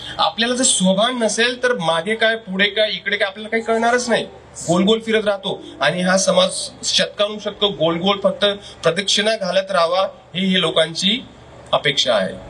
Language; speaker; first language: Marathi; non-native, local second language; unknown